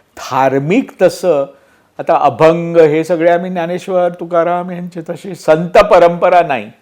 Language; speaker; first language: Marathi; non-native, local second language; Konkani